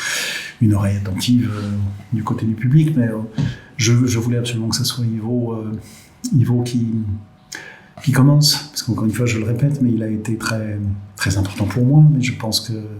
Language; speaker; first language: French; native; French